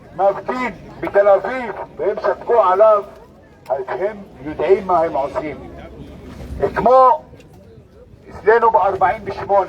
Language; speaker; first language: Hebrew; non-native, local second language; Arabic